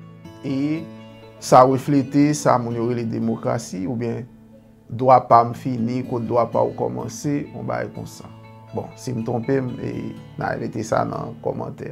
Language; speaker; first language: French; non-native, learner; Haitian Creole